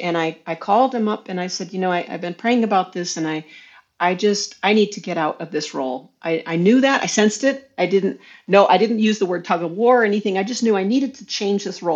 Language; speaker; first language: English; native; English